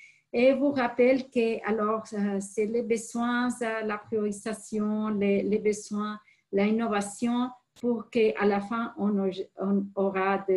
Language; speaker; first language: French; non-native, fluent; Spanish